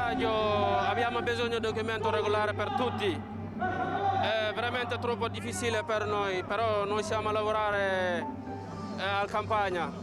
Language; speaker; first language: Italian; non-native, learner; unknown